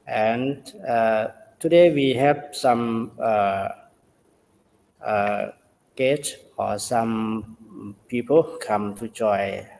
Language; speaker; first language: English; non-native, learner; Thai